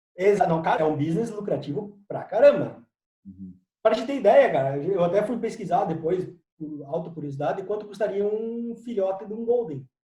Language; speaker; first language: Portuguese; native; Portuguese